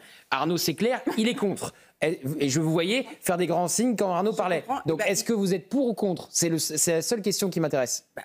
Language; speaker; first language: French; native; French